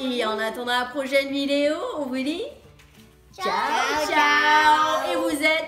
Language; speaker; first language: French; native; French